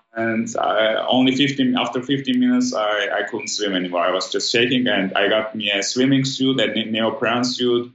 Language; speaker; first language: English; non-native, fluent; German